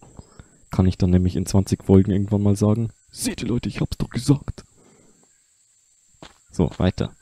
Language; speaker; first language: German; native; German